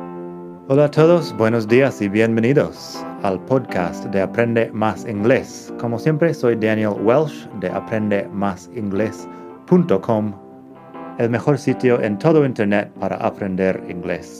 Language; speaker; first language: Spanish; non-native, fluent; English